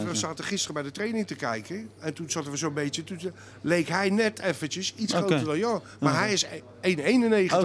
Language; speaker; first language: Dutch; native; Dutch